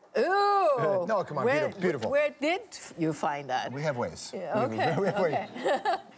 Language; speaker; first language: English; native; English